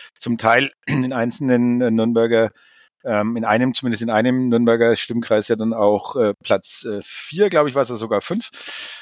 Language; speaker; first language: German; native; German